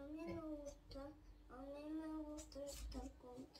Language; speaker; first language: Spanish; early bilingual, other home language; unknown